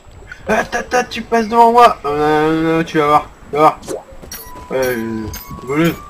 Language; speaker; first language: French; native; French